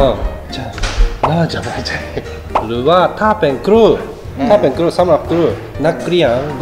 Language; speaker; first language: Thai; non-native, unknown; Japanese